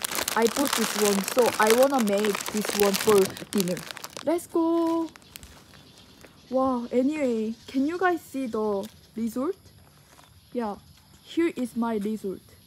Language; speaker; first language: English; non-native, learner; Korean